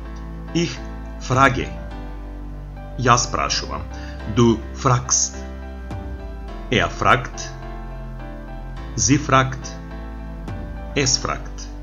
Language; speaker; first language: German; non-native, fluent; Macedonian